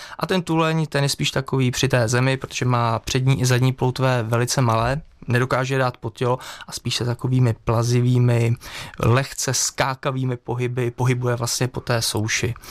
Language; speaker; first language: Czech; native; Czech